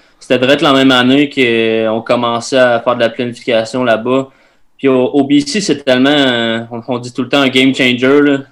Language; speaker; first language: French; native; French